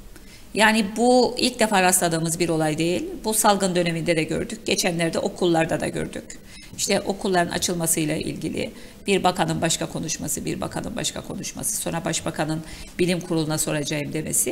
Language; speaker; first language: Turkish; native; Turkish